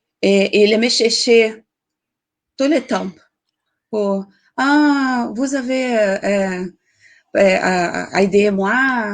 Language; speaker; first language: French; non-native, learner; Portuguese